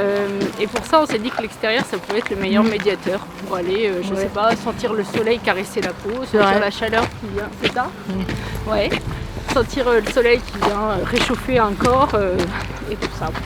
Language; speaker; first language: French; native; French